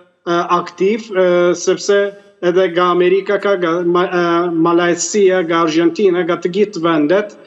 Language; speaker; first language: Albanian; early bilingual, heritage; Albanian